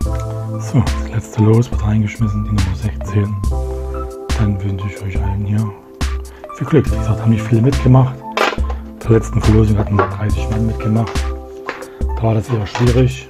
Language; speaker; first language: German; native; German